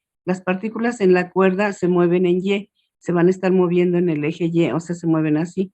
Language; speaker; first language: Spanish; native; Spanish